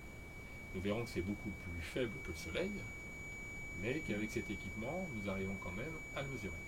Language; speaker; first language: French; native; French